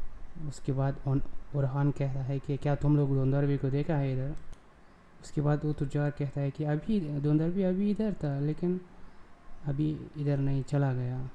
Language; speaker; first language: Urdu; non-native, local second language; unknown